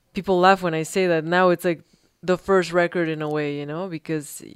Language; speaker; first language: English; early bilingual, other home language; Spanish